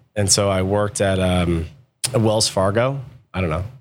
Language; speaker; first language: English; native; English